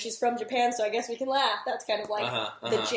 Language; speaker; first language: English; native; English